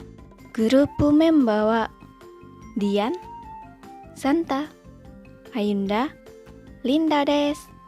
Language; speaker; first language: Japanese; non-native, learner; Indonesian